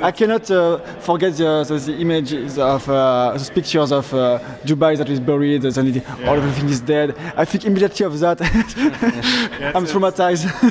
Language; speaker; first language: English; non-native, fluent; French